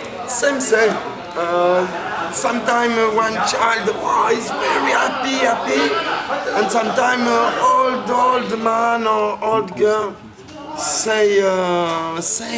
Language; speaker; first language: English; non-native, learner; French